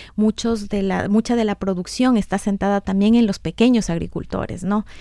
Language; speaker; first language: Spanish; native; Spanish